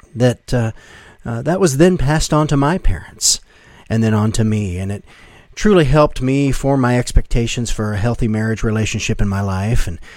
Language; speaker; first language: English; native; English